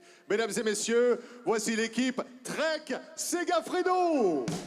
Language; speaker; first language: French; native; French